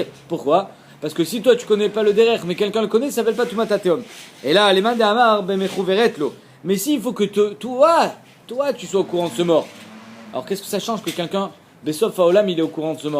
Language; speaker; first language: French; native; French